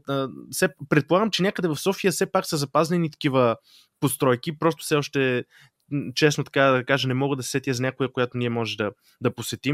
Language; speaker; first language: Bulgarian; native; Bulgarian